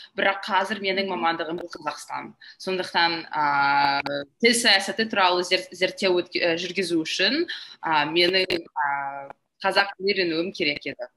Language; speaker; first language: Kazakh; non-native, fluent; English